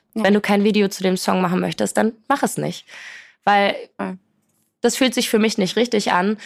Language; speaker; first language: German; early bilingual, other home language; Polish